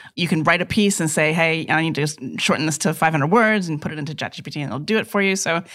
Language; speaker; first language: English; native; English